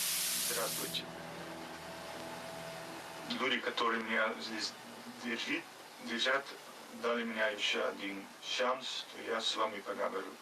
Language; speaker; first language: Russian; non-native, fluent; Dutch